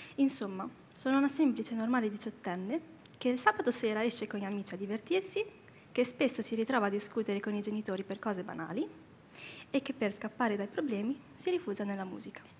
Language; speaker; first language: Italian; early bilingual, other home language; Chinese